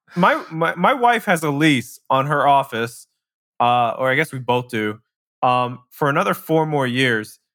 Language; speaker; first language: English; early bilingual, other home language; Filipino